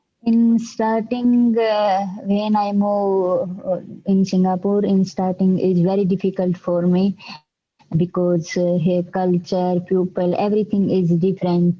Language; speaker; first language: English; non-native, learner; Hindi